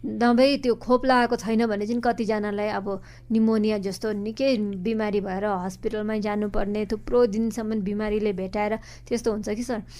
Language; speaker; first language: Nepali; native; Nepali